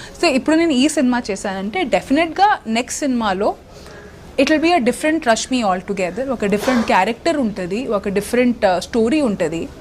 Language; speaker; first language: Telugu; non-native, local second language; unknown